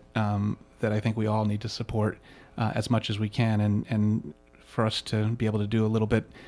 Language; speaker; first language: English; native; English